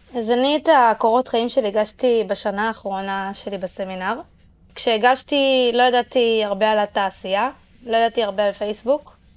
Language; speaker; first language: Hebrew; native; Hebrew